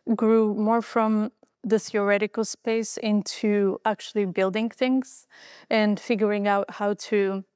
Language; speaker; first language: English; non-native, fluent; Albanian